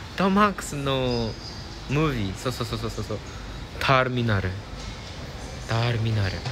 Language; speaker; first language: Japanese; non-native, learner; English